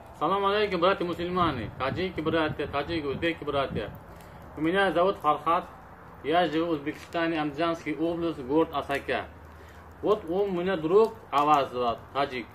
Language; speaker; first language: Russian; non-native, learner; Uzbek